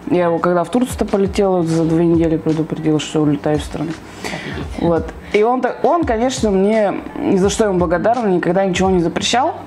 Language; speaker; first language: Russian; native; Russian